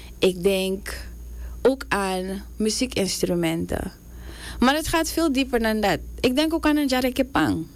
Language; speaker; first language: Dutch; native; Dutch